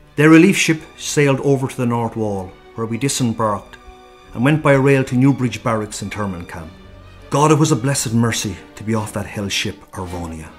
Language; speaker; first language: English; native; English